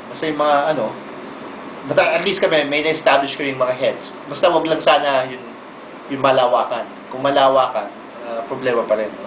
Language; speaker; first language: Filipino; native; Filipino